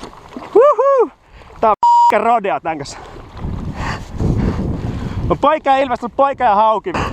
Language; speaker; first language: Finnish; native; Finnish